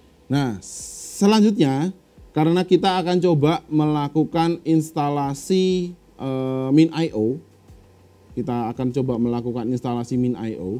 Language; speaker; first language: Indonesian; native; Indonesian